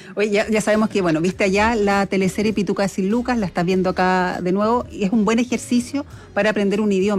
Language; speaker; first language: Spanish; native; Spanish